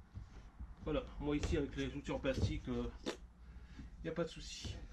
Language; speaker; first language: French; native; French